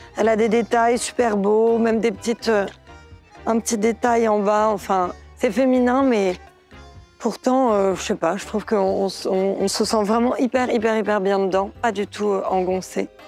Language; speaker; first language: French; native; French